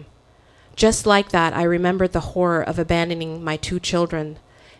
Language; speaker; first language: English; early bilingual, other home language; French